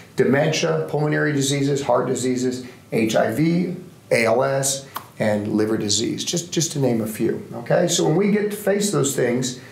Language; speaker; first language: English; native; English